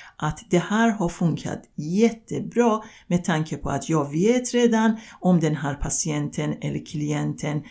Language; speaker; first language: Swedish; non-native, fluent; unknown